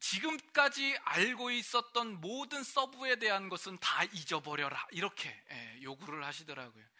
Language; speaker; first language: Korean; native; Korean